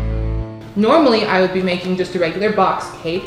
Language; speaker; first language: English; native; English